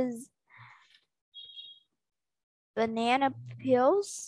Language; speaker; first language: English; non-native, learner; Vietnamese